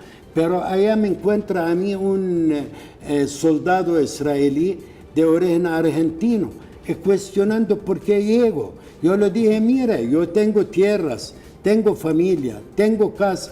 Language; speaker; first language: Spanish; non-native, fluent; Arabic